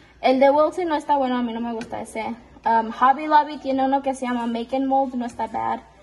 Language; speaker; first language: Spanish; early bilingual, other home language; English